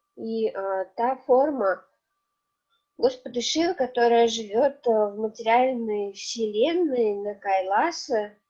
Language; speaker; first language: Russian; native; Russian